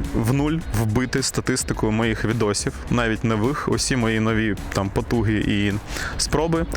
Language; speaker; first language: Ukrainian; non-native, local second language; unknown